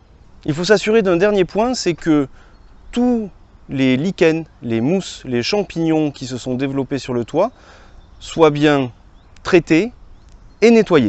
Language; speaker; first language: French; native; French